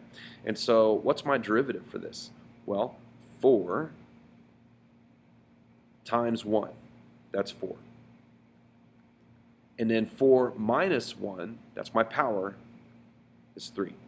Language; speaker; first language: English; native; English